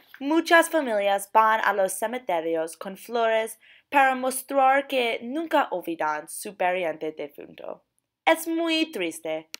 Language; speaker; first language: Spanish; non-native, learner; English